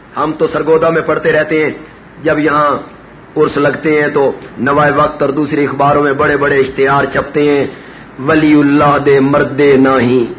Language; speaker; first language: Urdu; non-native, local second language; Punjabi